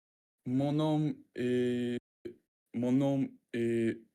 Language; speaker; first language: French; non-native, learner; Russian